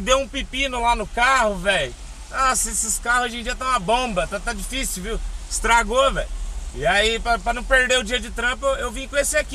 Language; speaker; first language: Portuguese; native; Portuguese